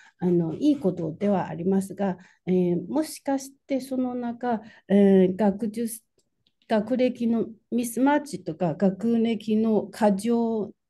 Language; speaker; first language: Japanese; non-native, fluent; Chinese